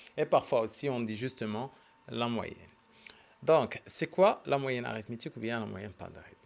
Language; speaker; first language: French; non-native, local second language; Arabic